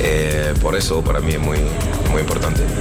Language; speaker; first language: Spanish; non-native, learner; French